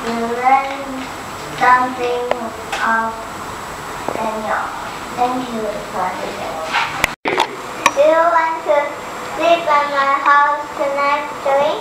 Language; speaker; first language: English; non-native, learner; Chinese